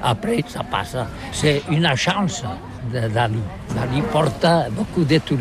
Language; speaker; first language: French; non-native, learner; Catalan